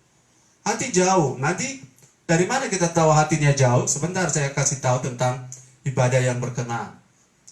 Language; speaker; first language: Indonesian; native; Indonesian